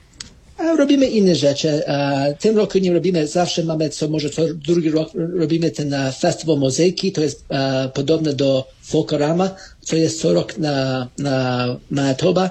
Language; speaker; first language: Polish; early bilingual, heritage; Polish